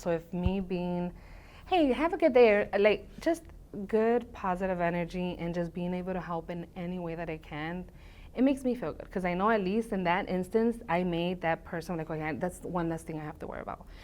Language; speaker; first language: English; early bilingual, other home language; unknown